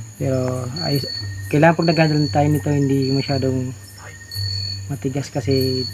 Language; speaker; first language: Filipino; non-native, local second language; Bikol